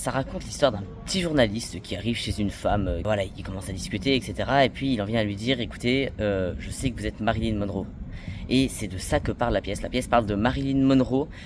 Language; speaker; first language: French; native; French